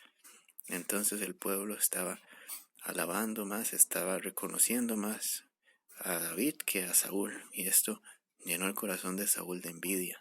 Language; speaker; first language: Spanish; native; Spanish